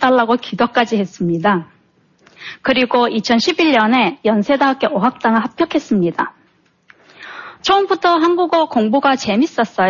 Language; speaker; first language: Korean; non-native, fluent; Turkmen